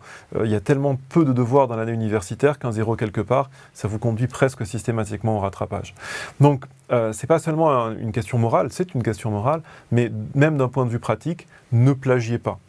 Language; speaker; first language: French; native; French